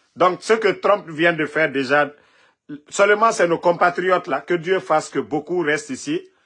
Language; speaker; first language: French; non-native, local second language; Mandingo